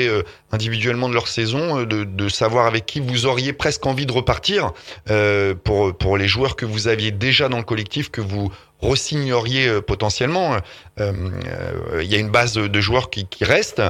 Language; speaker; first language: French; native; French